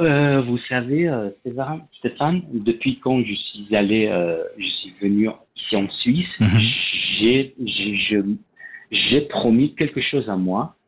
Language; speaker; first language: French; non-native, fluent; Persian